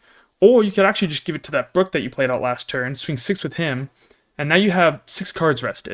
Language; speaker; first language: English; native; English